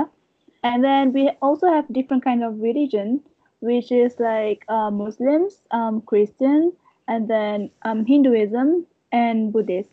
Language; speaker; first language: English; non-native, local second language; Malay